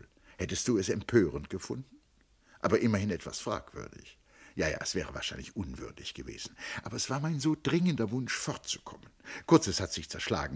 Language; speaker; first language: German; native; German